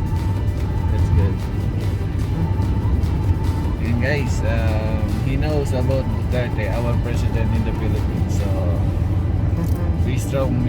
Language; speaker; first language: English; non-native, local second language; Filipino